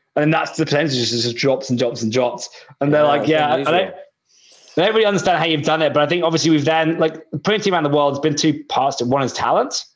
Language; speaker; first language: English; native; English